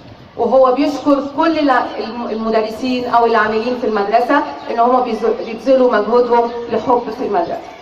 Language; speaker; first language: Arabic; native; Arabic